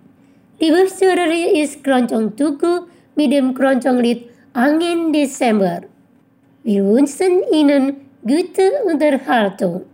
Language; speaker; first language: German; non-native, fluent; Indonesian